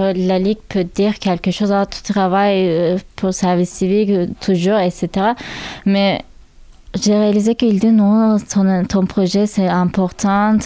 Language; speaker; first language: French; non-native, learner; Turkish